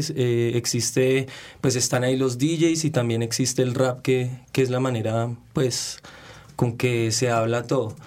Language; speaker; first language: Spanish; native; Spanish